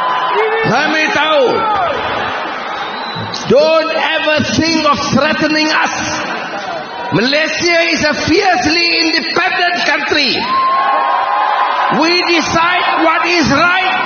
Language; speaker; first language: English; non-native, local second language; Malay